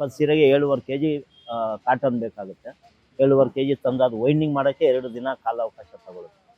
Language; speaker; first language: Kannada; non-native, local second language; Telugu